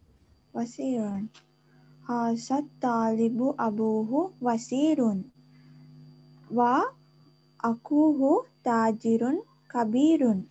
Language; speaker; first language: Arabic; non-native, learner; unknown